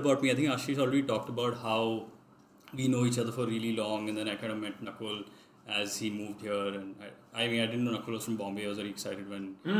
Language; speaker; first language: English; non-native, local second language; Hindi